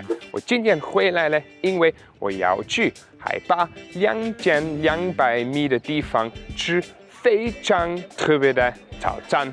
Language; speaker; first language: Chinese; non-native, learner; German